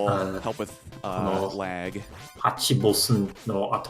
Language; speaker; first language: Japanese; non-native, learner; English